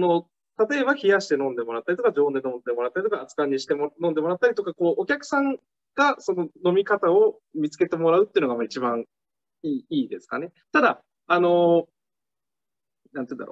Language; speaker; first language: Japanese; native; Japanese